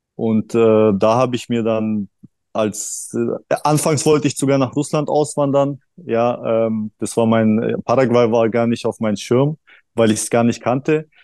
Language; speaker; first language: German; early bilingual, other home language; Russian